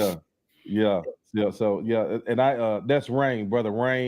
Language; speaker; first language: English; native; English